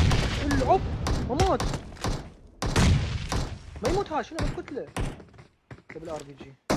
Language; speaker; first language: Arabic; native; Arabic